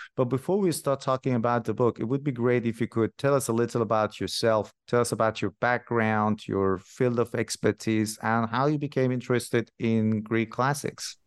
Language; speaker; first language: English; non-native, fluent; Persian